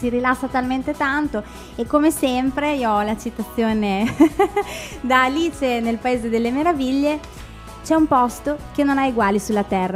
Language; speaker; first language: Italian; native; Italian